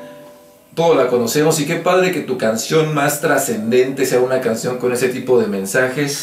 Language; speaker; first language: Spanish; native; Spanish